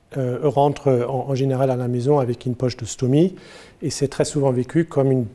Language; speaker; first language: French; non-native, fluent; German